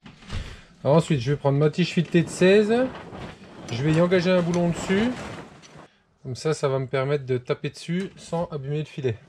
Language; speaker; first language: French; native; French